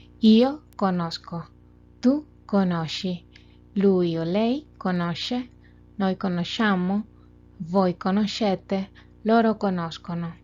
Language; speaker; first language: Italian; non-native, fluent; Spanish